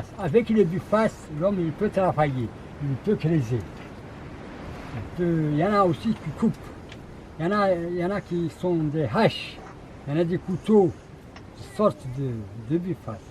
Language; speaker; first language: French; non-native, learner; Arabic